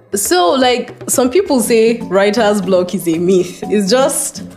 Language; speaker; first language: English; non-native, local second language; Hausa